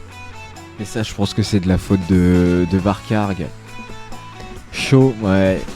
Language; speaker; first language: French; native; French